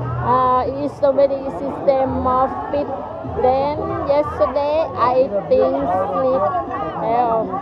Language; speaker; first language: English; non-native, learner; Thai